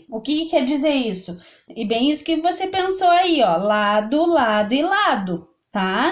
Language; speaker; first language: Portuguese; native; Portuguese